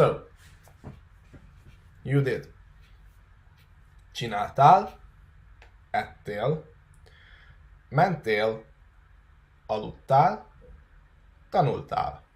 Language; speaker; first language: Hungarian; non-native, fluent; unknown